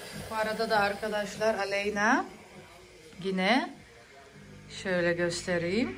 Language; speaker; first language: Turkish; early bilingual, heritage; Turkish